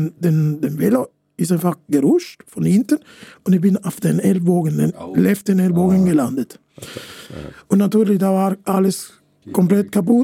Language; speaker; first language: German; non-native, fluent; Spanish